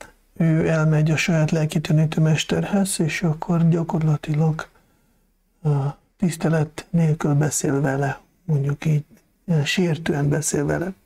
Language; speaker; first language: Hungarian; non-native, fluent; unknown